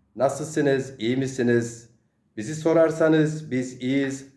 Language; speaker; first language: Turkish; non-native, local second language; Zaza